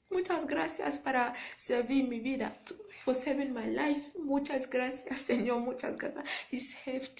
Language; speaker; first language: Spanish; non-native, learner; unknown